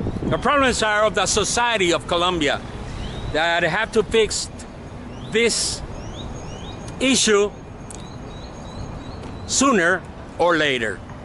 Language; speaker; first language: English; non-native, fluent; Spanish